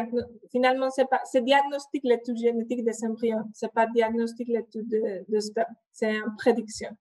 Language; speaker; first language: French; non-native, fluent; Spanish